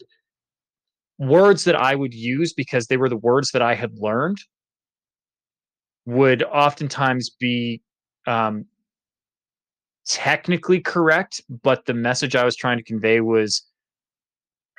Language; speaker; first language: English; native; English